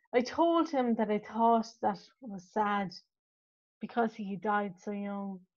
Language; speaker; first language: English; native; English